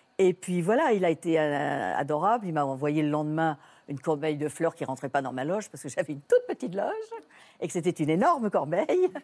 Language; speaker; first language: French; native; French